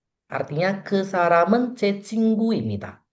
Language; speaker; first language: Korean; non-native, fluent; Indonesian